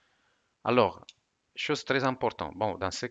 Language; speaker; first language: French; non-native, fluent; Italian